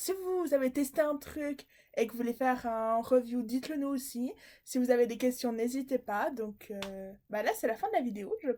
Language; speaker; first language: French; native; French